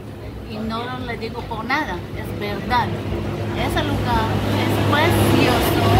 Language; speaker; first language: Spanish; non-native, fluent; Hebrew